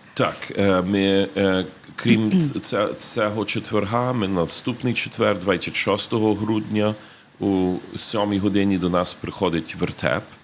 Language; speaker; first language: Ukrainian; early bilingual, heritage; Ukrainian